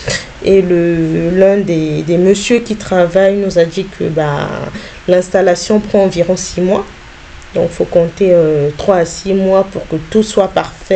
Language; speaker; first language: French; native; French